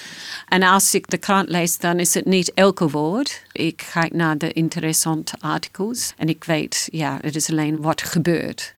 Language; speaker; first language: Dutch; non-native, fluent; English